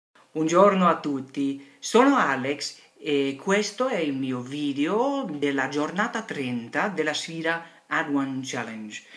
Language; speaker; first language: Italian; non-native, learner; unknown